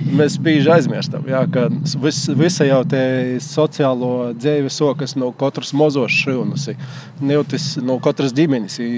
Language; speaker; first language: Latvian; native; Latvian